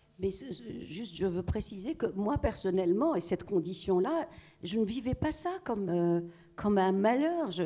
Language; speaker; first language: French; non-native, local second language; Arabic